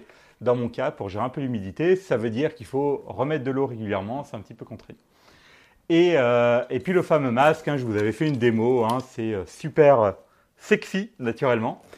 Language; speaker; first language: French; native; French